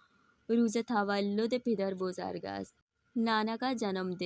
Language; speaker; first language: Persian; non-native, fluent; Urdu